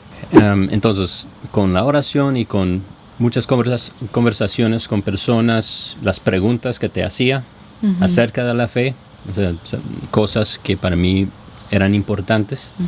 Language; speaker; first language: Spanish; non-native, fluent; English